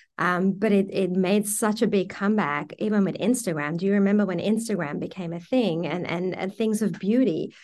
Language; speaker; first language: English; early bilingual, other home language; Persian